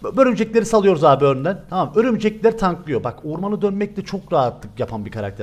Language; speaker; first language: Turkish; native; Turkish